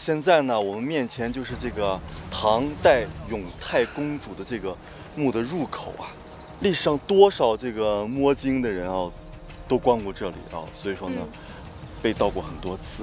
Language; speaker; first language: Chinese; native; Chinese